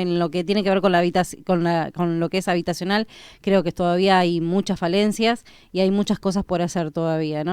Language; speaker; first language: Spanish; native; Spanish